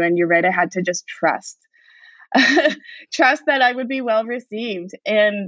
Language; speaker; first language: English; native; English